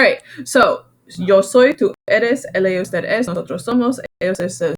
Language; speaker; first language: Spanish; non-native, fluent; English